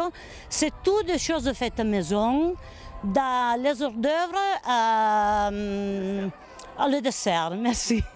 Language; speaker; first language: French; non-native, learner; Italian